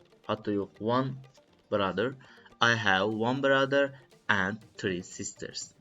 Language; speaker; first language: English; non-native, learner; Turkish